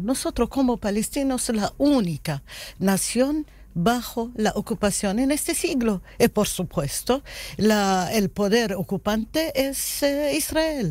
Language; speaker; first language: Spanish; non-native, learner; Arabic